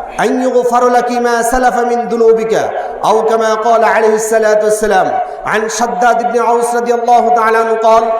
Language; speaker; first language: Arabic; non-native, fluent; Bangla